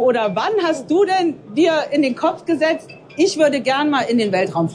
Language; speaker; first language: German; native; German